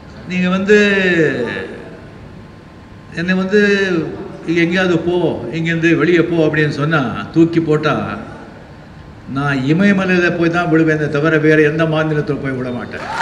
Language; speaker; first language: Tamil; non-native, fluent; Marathi